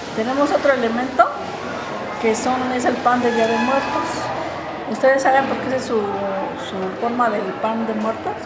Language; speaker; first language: Spanish; native; Spanish